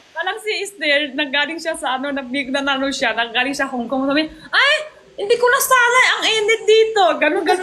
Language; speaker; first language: Filipino; non-native, learner; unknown